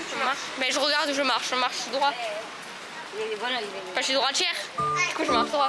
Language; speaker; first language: French; native; French